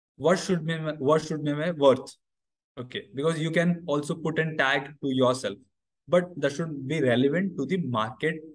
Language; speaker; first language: English; non-native, local second language; Odia